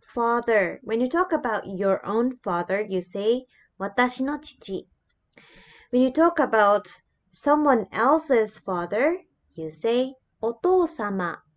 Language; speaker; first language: English; non-native, fluent; Japanese